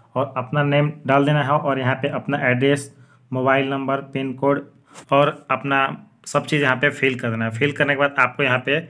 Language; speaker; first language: Hindi; native; Hindi